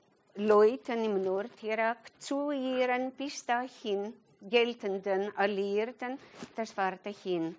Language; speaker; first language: German; non-native, fluent; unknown